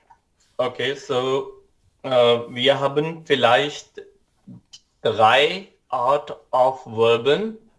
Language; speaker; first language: German; non-native, learner; Urdu